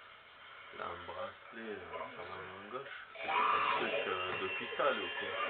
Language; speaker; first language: French; native; French